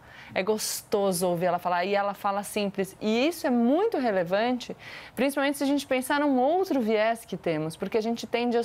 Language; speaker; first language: Portuguese; native; Portuguese